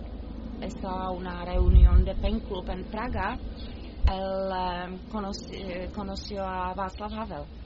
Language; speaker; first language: Spanish; non-native, fluent; Czech